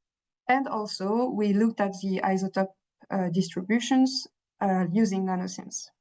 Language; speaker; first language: English; non-native, fluent; French